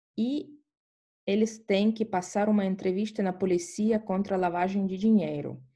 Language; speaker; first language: Portuguese; non-native, fluent; Estonian